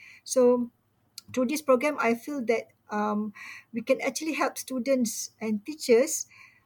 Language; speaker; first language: English; non-native, local second language; Malay